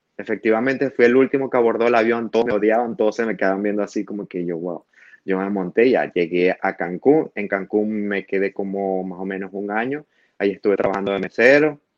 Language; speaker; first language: Spanish; native; Spanish